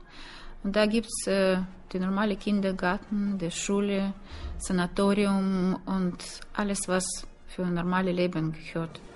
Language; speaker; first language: German; non-native, learner; Russian